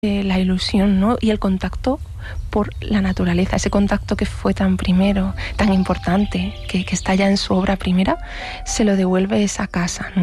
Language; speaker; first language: Spanish; native; Spanish